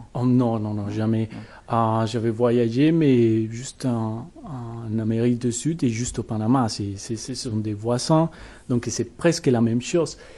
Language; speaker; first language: French; non-native, learner; Spanish